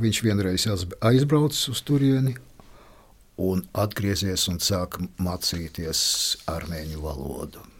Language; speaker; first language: Latvian; non-native, local second language; Russian